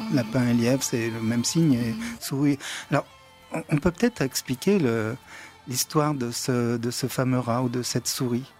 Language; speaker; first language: French; native; French